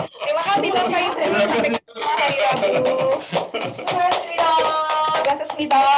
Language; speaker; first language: Korean; non-native, fluent; Indonesian